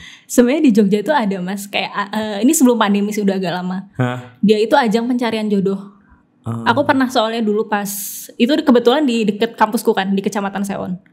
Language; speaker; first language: Indonesian; native; Indonesian